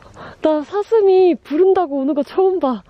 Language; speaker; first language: Korean; native; Korean